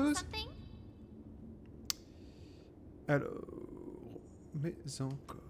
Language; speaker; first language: French; native; French